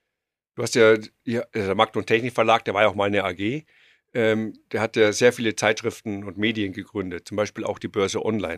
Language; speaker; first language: German; native; German